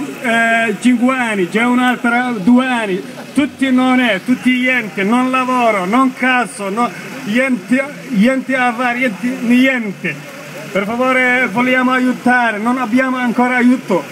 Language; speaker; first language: Italian; non-native, learner; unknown